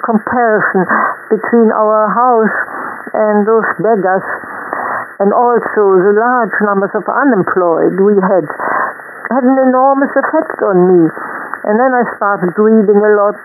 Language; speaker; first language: English; non-native, fluent; German